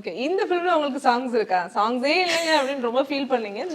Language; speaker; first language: Tamil; native; Tamil